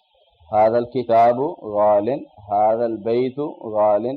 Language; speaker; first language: Arabic; non-native, fluent; Urdu